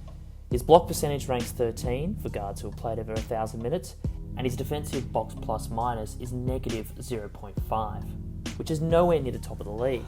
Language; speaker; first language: English; native; English